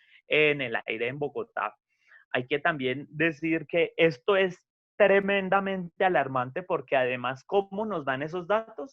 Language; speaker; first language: Spanish; native; Spanish